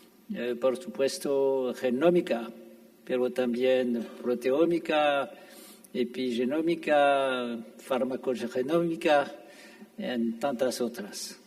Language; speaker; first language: Spanish; non-native, fluent; French